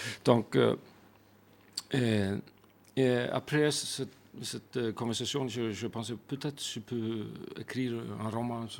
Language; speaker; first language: French; non-native, fluent; Icelandic